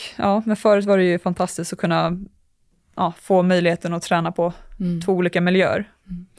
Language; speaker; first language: Swedish; native; Swedish